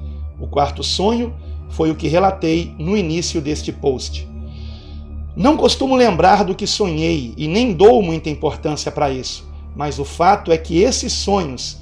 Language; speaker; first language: Portuguese; native; Portuguese